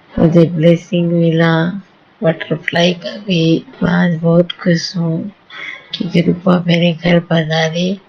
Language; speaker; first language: Hindi; early bilingual, heritage; Hindi